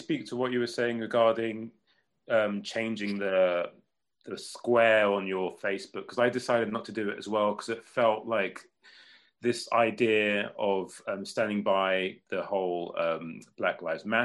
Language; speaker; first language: English; native; English